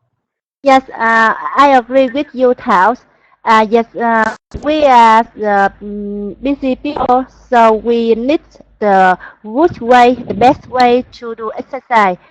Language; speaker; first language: English; non-native, learner; Vietnamese